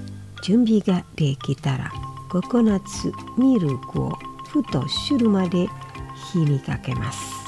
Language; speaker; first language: Japanese; non-native, fluent; Indonesian